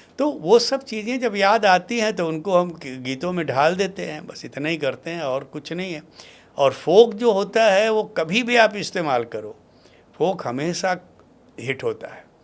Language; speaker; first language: Hindi; non-native, local second language; Bhojpuri